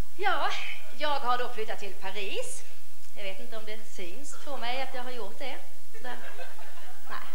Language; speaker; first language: Swedish; native; Swedish